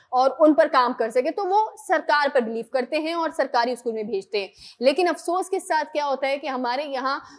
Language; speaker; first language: Urdu; native; Urdu